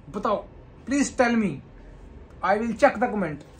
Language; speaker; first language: Hindi; native; Hindi